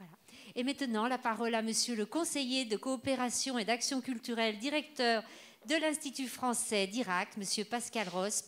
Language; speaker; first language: French; native; French